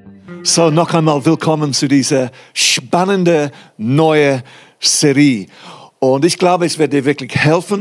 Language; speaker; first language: German; non-native, fluent; English